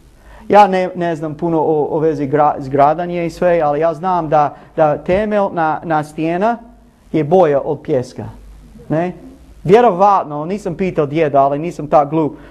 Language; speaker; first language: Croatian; non-native, learner; English